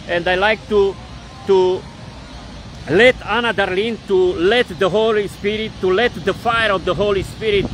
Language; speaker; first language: English; non-native, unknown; Romanian